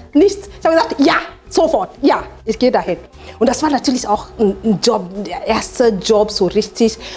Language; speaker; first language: German; non-native, fluent; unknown